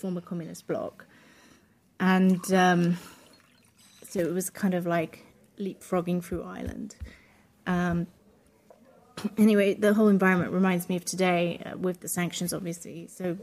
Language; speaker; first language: English; non-native, local second language; Polish